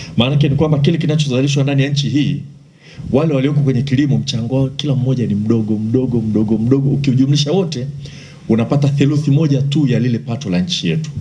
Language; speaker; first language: Swahili; native; Swahili